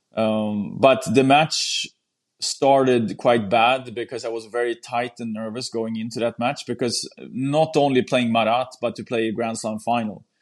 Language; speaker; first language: English; non-native, fluent; Swedish